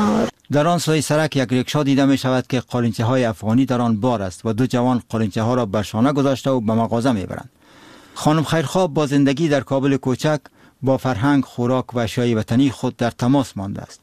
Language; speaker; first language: Persian; native; Persian